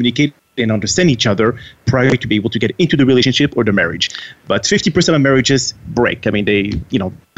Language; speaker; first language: English; non-native, fluent; French